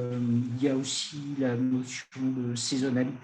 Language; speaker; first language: French; native; French